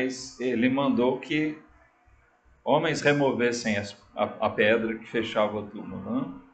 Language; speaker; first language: Portuguese; native; Portuguese